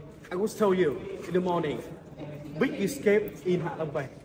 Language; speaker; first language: English; non-native, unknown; Vietnamese